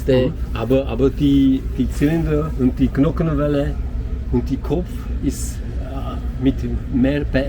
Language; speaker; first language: German; non-native, learner; Czech